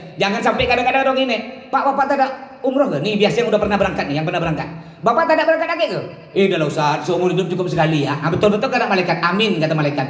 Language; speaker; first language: Malay; native; Malay